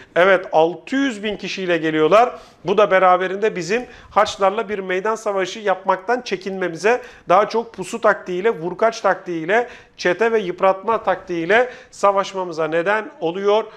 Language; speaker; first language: Turkish; native; Turkish